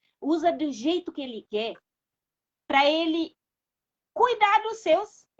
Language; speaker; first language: Portuguese; non-native, local second language; Kabuverdianu